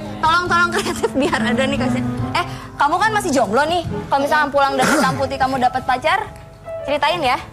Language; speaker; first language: Indonesian; native; Indonesian